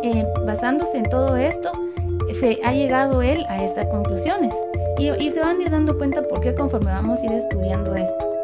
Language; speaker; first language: Spanish; native; Spanish